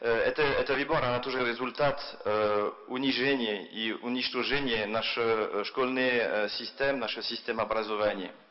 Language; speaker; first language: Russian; non-native, fluent; French